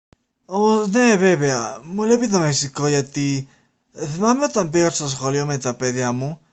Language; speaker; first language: Greek; non-native, learner; Spanish